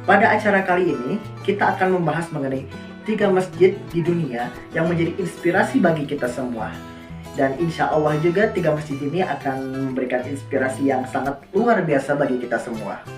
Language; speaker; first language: Indonesian; native; Indonesian